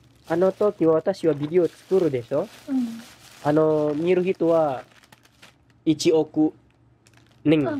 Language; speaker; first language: Japanese; non-native, learner; Indonesian